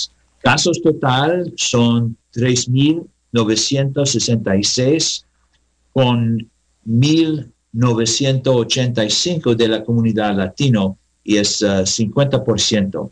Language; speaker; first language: Spanish; non-native, learner; English